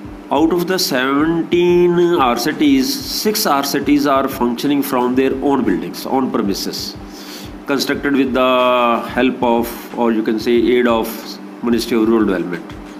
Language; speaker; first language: English; non-native, local second language; Punjabi